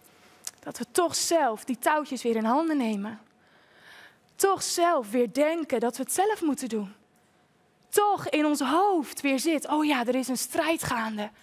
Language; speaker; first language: Dutch; native; Dutch